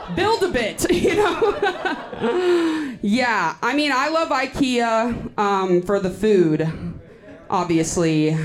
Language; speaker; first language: English; native; English